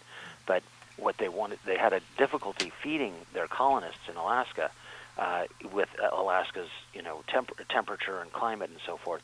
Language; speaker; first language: English; native; English